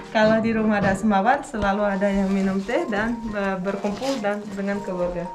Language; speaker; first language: Indonesian; non-native, fluent; Russian